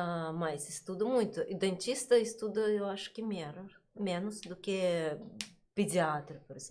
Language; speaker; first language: Portuguese; non-native, learner; Russian